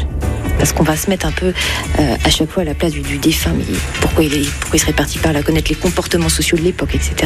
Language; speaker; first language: French; native; French